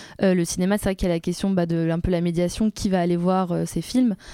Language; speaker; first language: French; native; French